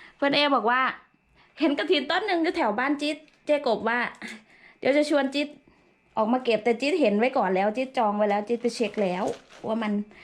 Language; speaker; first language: Thai; native; Thai